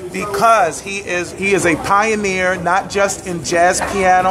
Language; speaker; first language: English; native; English